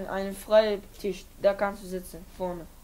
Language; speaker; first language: German; non-native, learner; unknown